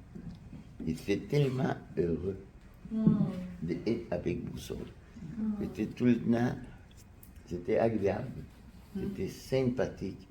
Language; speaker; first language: French; non-native, fluent; Spanish